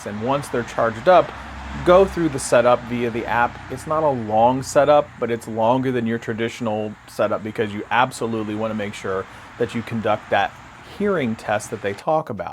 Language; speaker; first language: English; native; English